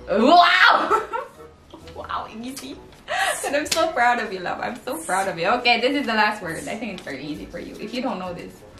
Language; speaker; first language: English; non-native, local second language; Cebuano